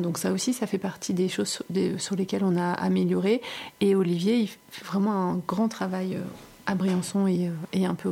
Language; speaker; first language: French; native; French